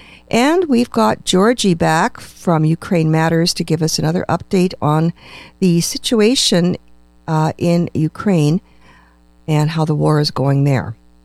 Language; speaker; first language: English; native; English